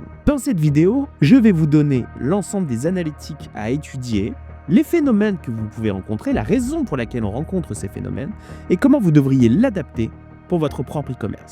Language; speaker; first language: French; native; French